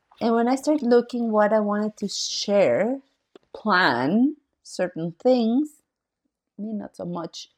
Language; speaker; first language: English; non-native, fluent; Spanish